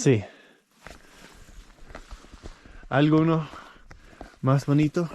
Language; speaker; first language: Spanish; non-native, learner; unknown